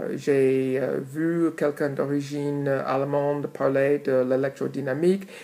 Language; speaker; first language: French; non-native, fluent; English